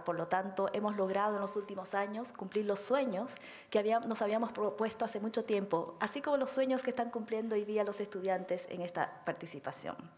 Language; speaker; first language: Spanish; native; Spanish